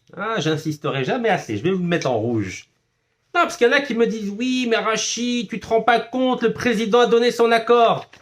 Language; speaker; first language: French; non-native, local second language; Arabic